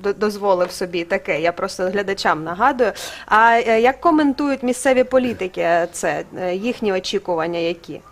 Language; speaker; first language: Ukrainian; native; Ukrainian